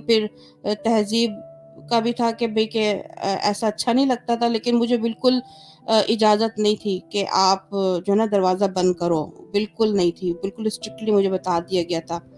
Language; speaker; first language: Urdu; native; Urdu